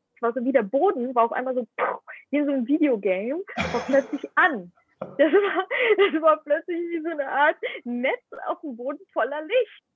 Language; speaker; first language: German; non-native, fluent; Ukrainian